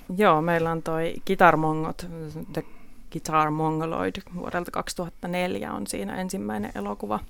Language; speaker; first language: Finnish; native; Finnish